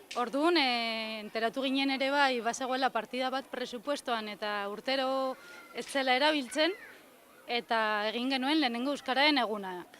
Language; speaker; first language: Basque; non-native, local second language; Spanish